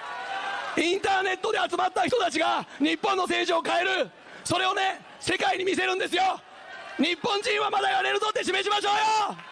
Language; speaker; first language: Japanese; native; Japanese